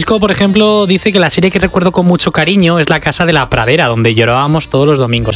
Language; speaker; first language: Spanish; native; Spanish